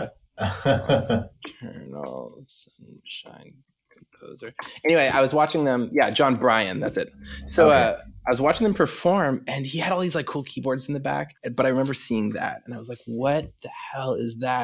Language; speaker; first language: English; native; English